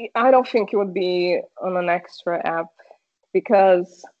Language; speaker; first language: English; non-native, fluent; Portuguese